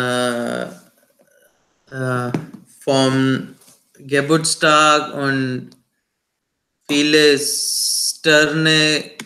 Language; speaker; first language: German; non-native, learner; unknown